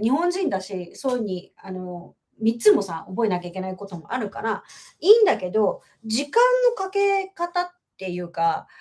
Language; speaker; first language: Japanese; native; Japanese